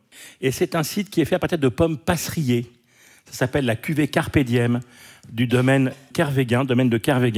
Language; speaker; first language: French; native; French